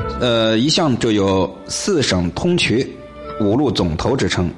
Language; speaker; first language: Chinese; native; Chinese